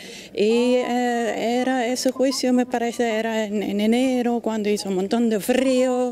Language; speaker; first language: Spanish; non-native, fluent; German